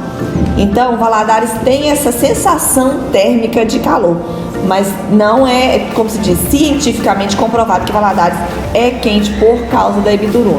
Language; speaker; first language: Portuguese; native; Portuguese